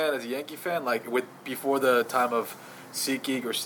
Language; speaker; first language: English; native; English